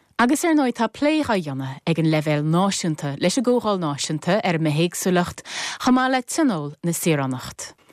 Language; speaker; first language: Irish; native; Irish